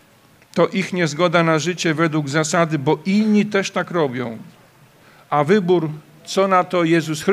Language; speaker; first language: Polish; native; Polish